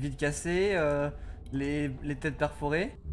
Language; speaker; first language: French; native; French